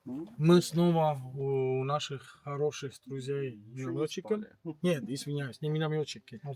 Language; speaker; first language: Russian; non-native, fluent; Estonian